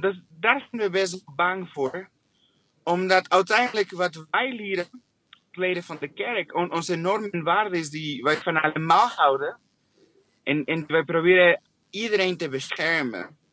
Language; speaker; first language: Dutch; non-native, fluent; English